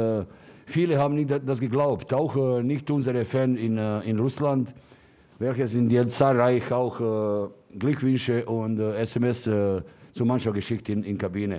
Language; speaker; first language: German; non-native, fluent; Russian